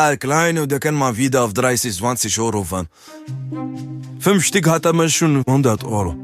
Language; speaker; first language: German; non-native, learner; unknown